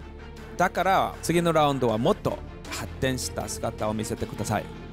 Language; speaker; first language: Japanese; non-native, learner; Korean